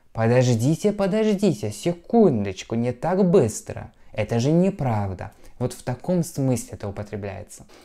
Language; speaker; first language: Russian; non-native, fluent; Polish